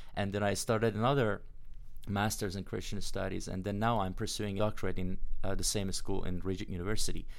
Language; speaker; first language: English; non-native, fluent; Persian